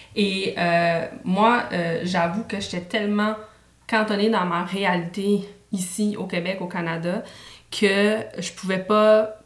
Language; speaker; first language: French; native; French